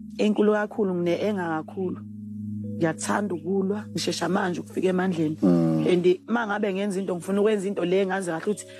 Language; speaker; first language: Zulu; native; Zulu